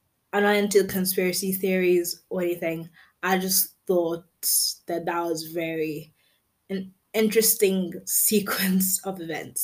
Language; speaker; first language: English; native; English